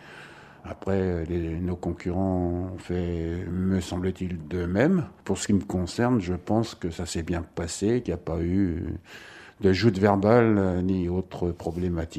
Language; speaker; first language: French; native; French